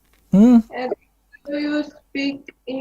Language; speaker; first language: English; non-native, learner; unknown